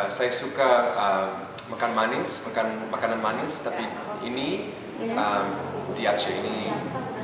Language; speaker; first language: Indonesian; non-native, learner; English